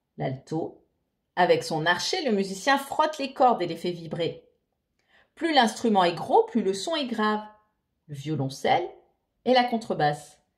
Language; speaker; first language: French; native; French